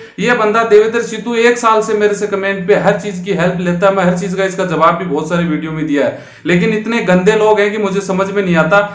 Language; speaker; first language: Hindi; native; Hindi